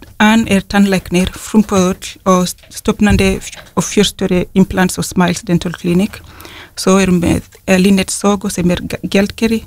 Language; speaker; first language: Icelandic; non-native, fluent; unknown